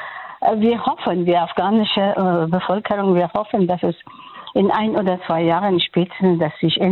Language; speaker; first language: German; non-native, fluent; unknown